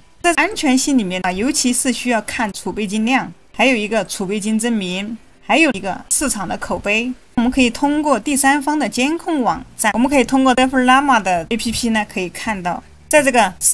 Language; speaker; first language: Chinese; native; Chinese